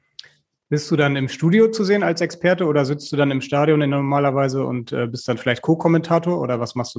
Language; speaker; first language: German; native; German